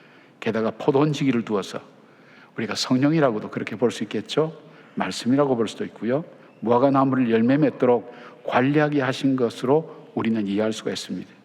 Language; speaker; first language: Korean; native; Korean